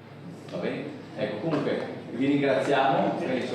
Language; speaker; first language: Italian; native; Italian